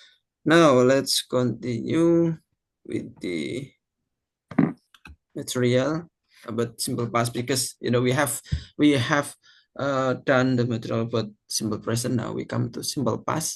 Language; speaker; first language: English; non-native, fluent; Indonesian